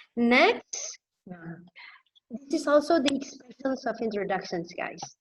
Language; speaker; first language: English; non-native, fluent; Indonesian